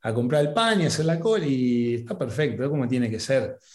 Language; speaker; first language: Spanish; native; Spanish